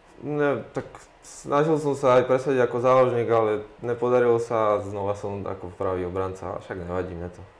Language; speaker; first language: Slovak; native; Slovak